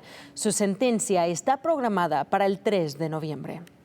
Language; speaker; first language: Spanish; native; Spanish